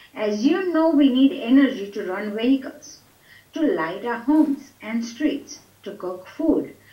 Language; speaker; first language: English; non-native, local second language; Gujarati